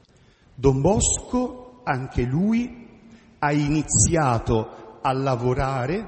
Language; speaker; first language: Italian; native; Italian